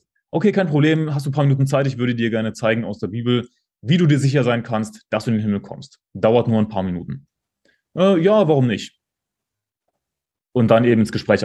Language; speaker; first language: German; native; German